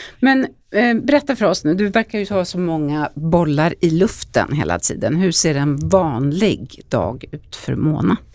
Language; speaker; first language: Swedish; native; Swedish